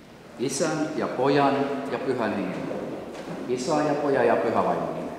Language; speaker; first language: Finnish; native; Finnish